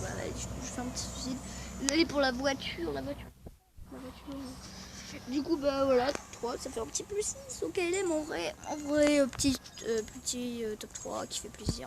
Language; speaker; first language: French; native; French